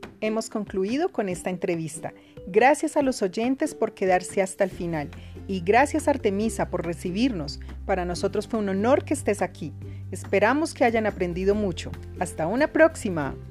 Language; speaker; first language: Spanish; native; Spanish